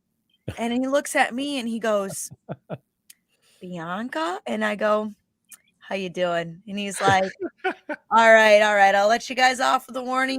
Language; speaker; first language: English; native; English